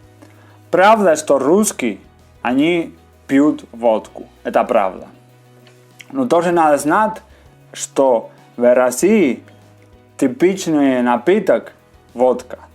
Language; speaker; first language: Russian; non-native, learner; Spanish